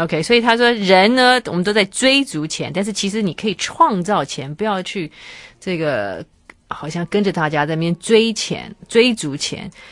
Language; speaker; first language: Chinese; native; Chinese